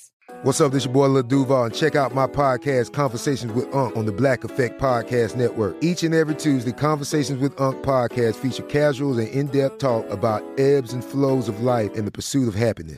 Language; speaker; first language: English; native; English